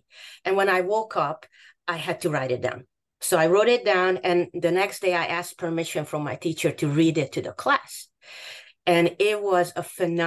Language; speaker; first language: English; non-native, fluent; Hungarian